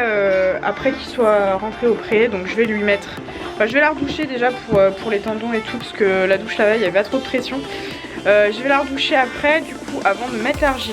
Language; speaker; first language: French; native; French